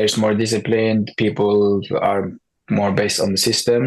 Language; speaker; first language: English; non-native, fluent; Norwegian